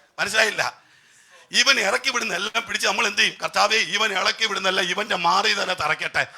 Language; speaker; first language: Malayalam; non-native, local second language; Tamil